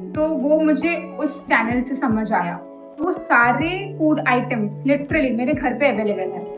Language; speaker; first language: Hindi; non-native, local second language; Bangla